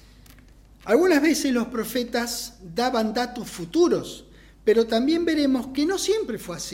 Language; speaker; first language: Spanish; native; Spanish